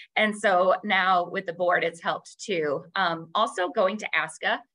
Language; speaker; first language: English; native; English